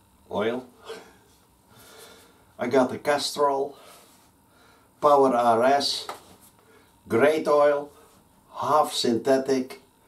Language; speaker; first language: English; non-native, fluent; Dutch